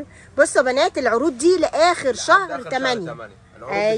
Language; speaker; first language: Arabic; native; Arabic